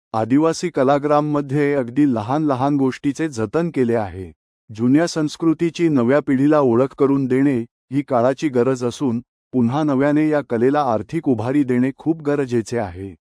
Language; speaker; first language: Marathi; native; Marathi